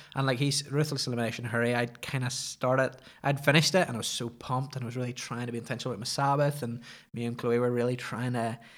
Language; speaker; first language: English; native; English